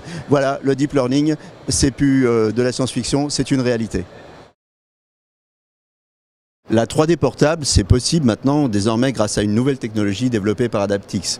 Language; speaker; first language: French; native; French